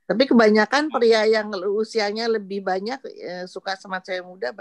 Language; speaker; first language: Indonesian; native; Indonesian